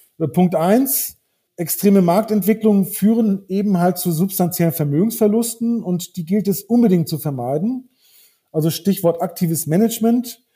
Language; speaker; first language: German; early bilingual, heritage; German